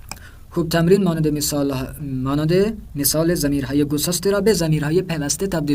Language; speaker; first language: Persian; non-native, fluent; Urdu